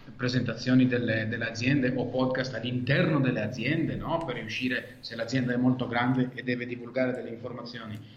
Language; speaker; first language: Italian; non-native, fluent; Hebrew